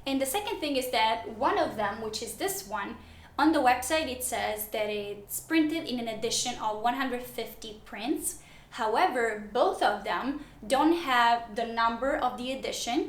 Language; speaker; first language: English; non-native, fluent; Italian